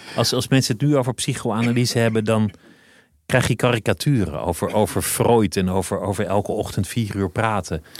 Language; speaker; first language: Dutch; native; Dutch